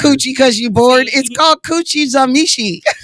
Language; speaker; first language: English; native; English